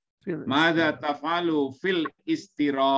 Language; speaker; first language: Arabic; non-native, learner; Indonesian